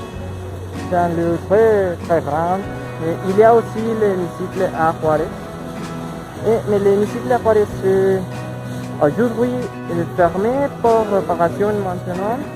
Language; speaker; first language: French; non-native, learner; Spanish